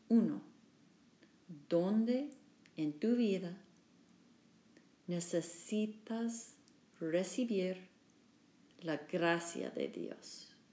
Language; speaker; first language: Spanish; non-native, learner; English